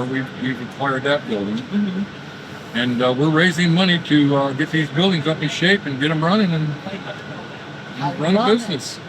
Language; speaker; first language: English; native; English